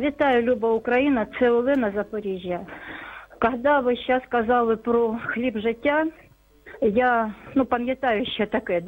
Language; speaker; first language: Ukrainian; non-native, local second language; Russian